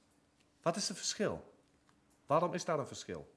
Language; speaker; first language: Dutch; non-native, fluent; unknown